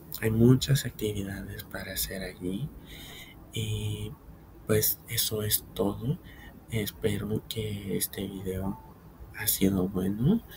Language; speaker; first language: Spanish; early bilingual, heritage; Spanish